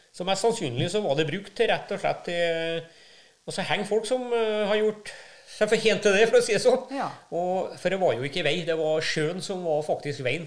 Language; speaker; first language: Norwegian; native; Norwegian